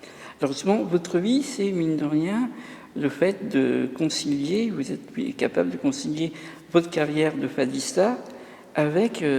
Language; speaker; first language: French; native; French